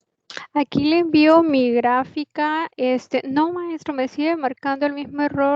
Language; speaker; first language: Spanish; native; Spanish